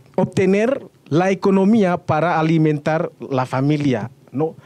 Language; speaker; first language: Spanish; non-native, fluent; Indonesian